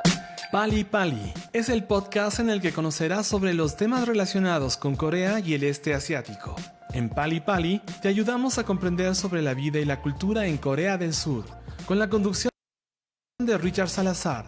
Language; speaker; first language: Spanish; native; Spanish